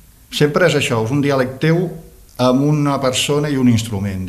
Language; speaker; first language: Catalan; native; Catalan